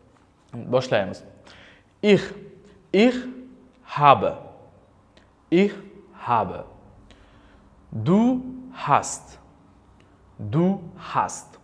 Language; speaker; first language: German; non-native, fluent; Uzbek